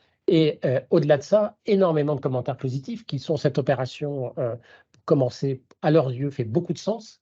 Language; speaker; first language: French; native; French